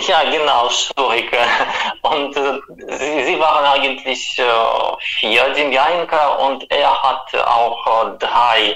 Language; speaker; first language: German; non-native, fluent; Russian